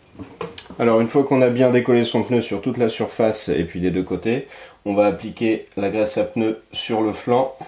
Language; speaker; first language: French; native; French